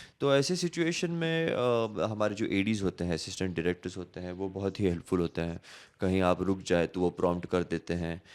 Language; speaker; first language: Hindi; non-native, local second language; Marathi